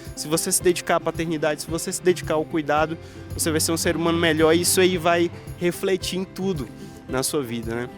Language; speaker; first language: Portuguese; native; Portuguese